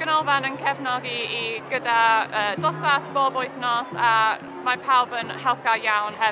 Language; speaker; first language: Welsh; non-native, learner; English